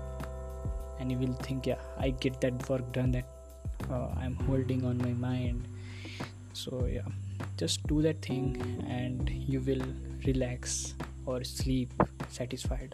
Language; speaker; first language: English; non-native, local second language; Hindi